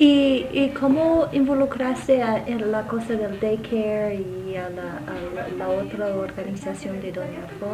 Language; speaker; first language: Spanish; non-native, fluent; English